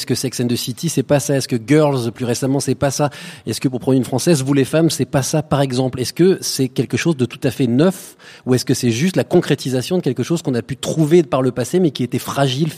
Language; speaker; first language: French; native; French